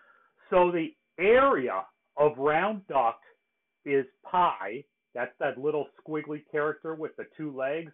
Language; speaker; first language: English; native; English